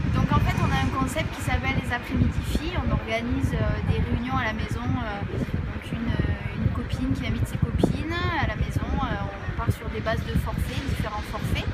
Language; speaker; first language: French; native; French